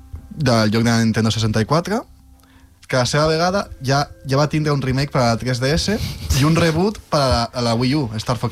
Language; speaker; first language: Catalan; native; Catalan